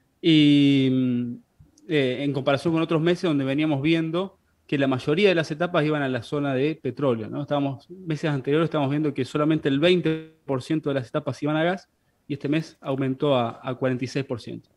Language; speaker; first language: Spanish; native; Spanish